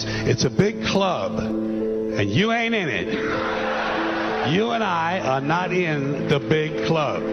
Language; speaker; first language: English; native; English